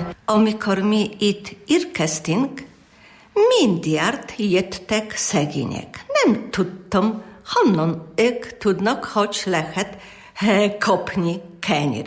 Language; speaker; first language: Hungarian; non-native, learner; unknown